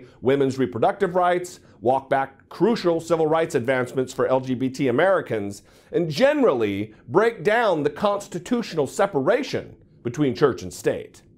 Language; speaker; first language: English; native; English